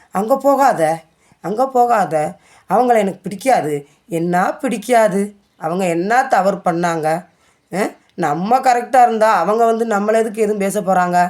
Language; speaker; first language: Tamil; native; Tamil